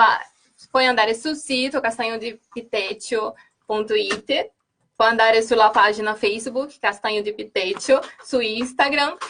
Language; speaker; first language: Italian; non-native, fluent; Portuguese